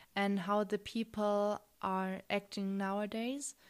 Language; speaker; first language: English; non-native, fluent; German